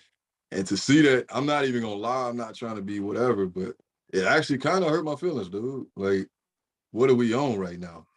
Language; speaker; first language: English; native; English